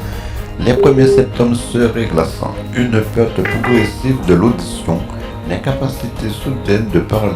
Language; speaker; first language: French; native; French